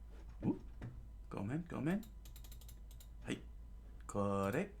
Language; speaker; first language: Japanese; non-native, learner; English